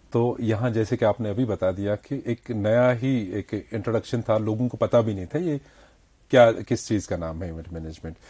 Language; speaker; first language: Hindi; non-native, local second language; Kashmiri